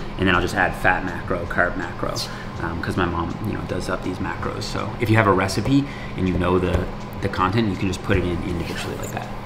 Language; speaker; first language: English; native; English